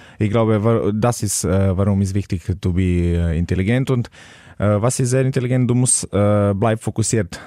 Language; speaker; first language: German; non-native, learner; Slovenian